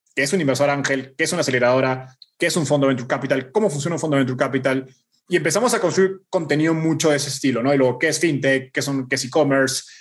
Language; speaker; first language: Spanish; native; Spanish